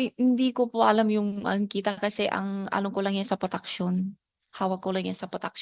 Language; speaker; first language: Filipino; non-native, learner; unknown